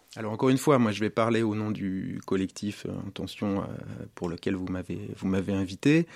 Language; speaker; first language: French; native; French